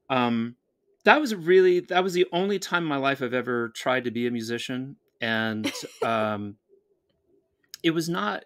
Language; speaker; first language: English; native; English